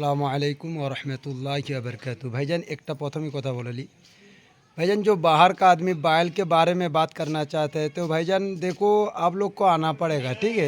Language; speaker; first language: Hindi; non-native, local second language; Bangla